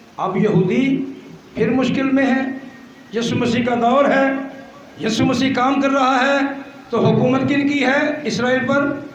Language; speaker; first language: Urdu; non-native, local second language; Punjabi